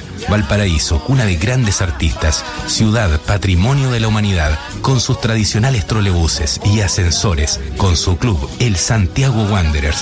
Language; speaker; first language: Spanish; native; Spanish